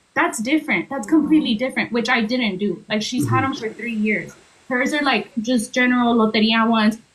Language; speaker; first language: English; early bilingual, other home language; Spanish